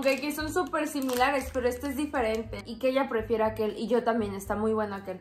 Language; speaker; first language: Spanish; native; Spanish